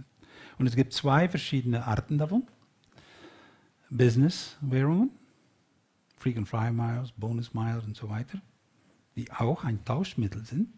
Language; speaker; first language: German; non-native, learner; Dutch